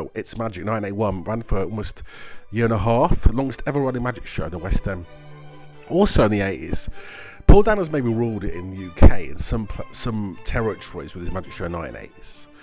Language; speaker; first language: English; native; English